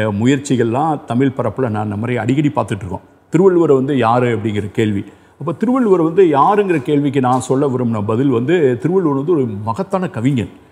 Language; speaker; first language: Tamil; native; Tamil